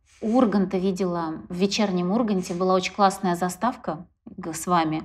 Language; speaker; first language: Russian; native; Russian